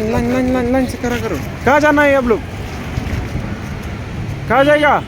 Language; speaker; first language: Hindi; non-native, local second language; Khasi